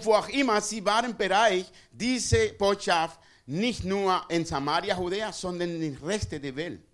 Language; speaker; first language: German; non-native, learner; Spanish